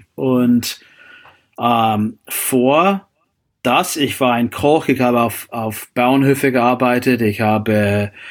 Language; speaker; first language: German; non-native, fluent; English